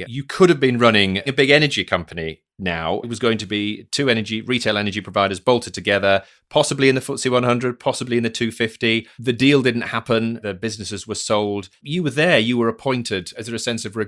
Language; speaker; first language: English; native; English